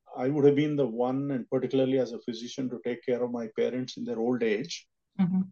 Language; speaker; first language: English; non-native, local second language; Telugu